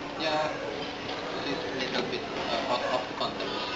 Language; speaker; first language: English; non-native, learner; Indonesian